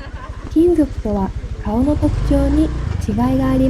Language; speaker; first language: Japanese; non-native, fluent; Vietnamese